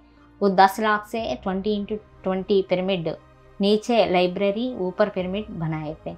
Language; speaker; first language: Hindi; non-native, local second language; Telugu